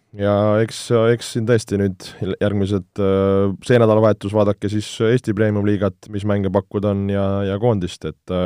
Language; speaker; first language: Estonian; native; Estonian